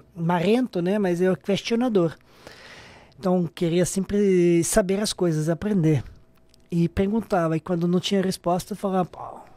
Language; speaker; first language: Portuguese; non-native, fluent; Serbian